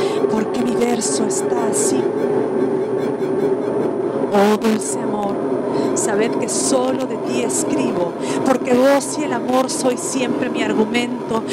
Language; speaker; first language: Spanish; native; Spanish